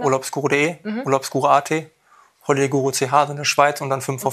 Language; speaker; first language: German; native; German